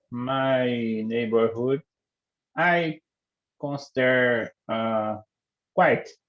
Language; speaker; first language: English; non-native, learner; Portuguese